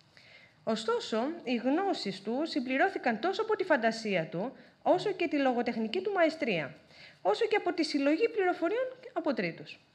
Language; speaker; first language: Greek; native; Greek